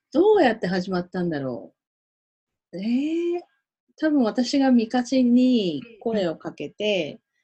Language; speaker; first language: Japanese; native; Japanese